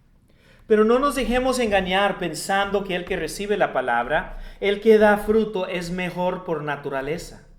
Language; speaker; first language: Spanish; non-native, fluent; English